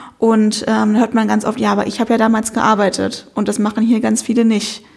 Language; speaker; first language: German; native; German